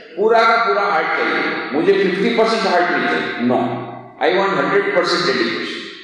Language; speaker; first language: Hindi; non-native, local second language; Gujarati